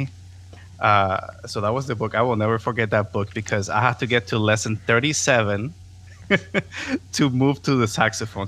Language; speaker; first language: English; non-native, fluent; Spanish